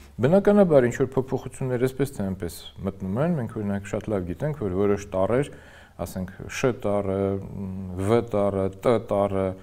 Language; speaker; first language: Armenian; native; Armenian